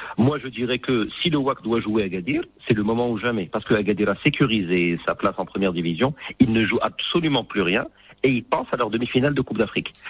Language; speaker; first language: French; non-native, local second language; Arabic